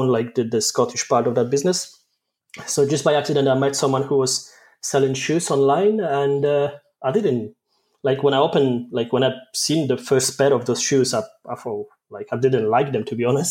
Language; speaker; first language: English; non-native, fluent; Polish